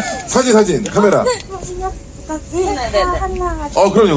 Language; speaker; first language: Korean; native; Korean